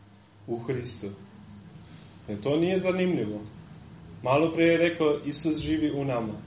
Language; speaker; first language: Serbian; non-native, fluent; German